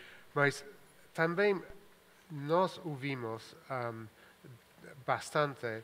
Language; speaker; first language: Portuguese; non-native, fluent; Spanish